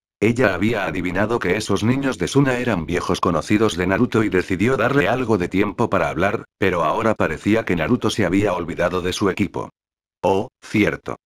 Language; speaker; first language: Spanish; native; Spanish